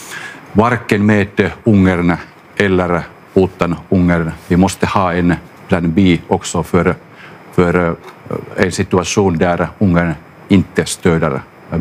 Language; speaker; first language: Swedish; non-native, local second language; Finnish